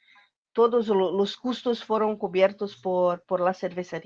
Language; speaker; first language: Spanish; non-native, learner; Portuguese